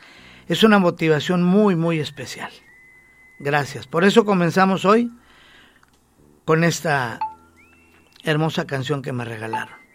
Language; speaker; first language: Spanish; native; Spanish